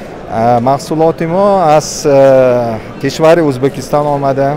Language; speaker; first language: Persian; non-native, fluent; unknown